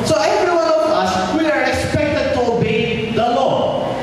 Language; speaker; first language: English; non-native, local second language; Filipino